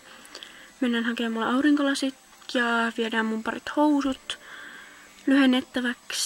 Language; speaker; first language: Finnish; native; Finnish